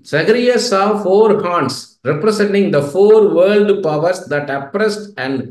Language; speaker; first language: English; non-native, local second language; Tamil